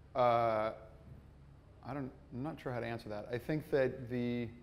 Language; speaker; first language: English; native; English